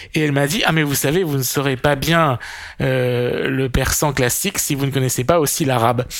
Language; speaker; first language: French; native; French